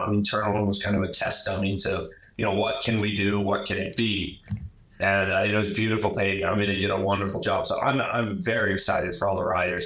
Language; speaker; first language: English; native; English